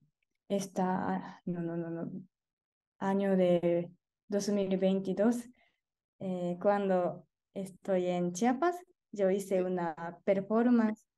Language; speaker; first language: Spanish; non-native, learner; Japanese